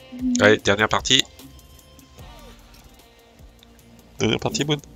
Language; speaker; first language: French; native; French